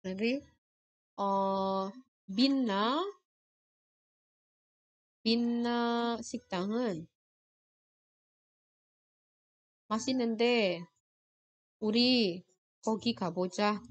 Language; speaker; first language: Korean; non-native, fluent; Indonesian